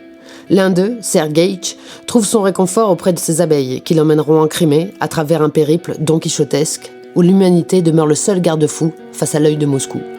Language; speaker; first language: French; native; French